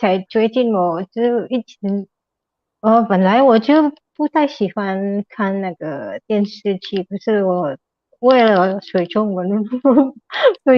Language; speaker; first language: Chinese; non-native, learner; Indonesian